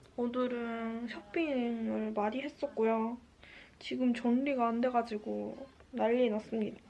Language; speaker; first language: Korean; non-native, fluent; Japanese